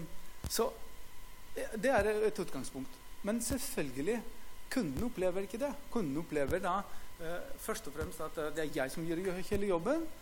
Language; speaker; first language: Norwegian; non-native, fluent; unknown